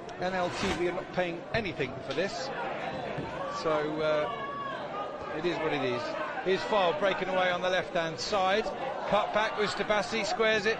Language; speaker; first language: English; native; English